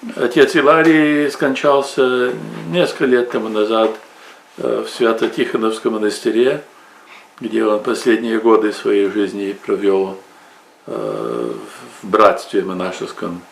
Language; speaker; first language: Russian; early bilingual, heritage; Russian